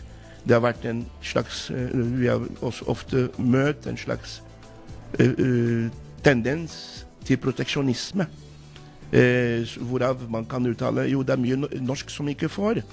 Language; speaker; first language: Norwegian; non-native, fluent; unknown